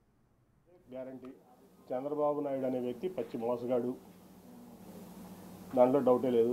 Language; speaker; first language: Telugu; native; Telugu